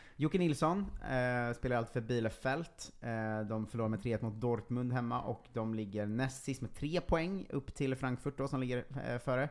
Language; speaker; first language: Swedish; native; Swedish